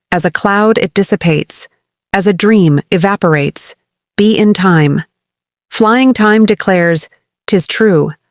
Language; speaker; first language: English; non-native, local second language; Filipino